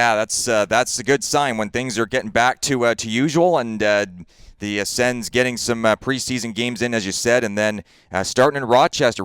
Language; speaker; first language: English; native; English